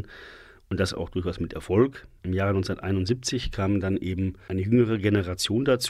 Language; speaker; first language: German; native; German